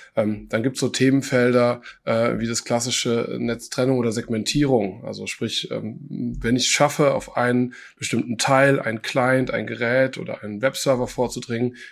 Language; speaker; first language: German; early bilingual, other home language; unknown